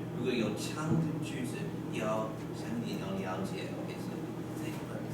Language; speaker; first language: Chinese; non-native, fluent; English